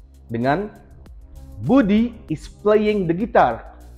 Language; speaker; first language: English; non-native, fluent; Indonesian